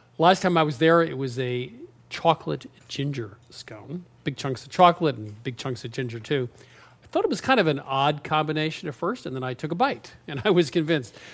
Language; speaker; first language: English; native; English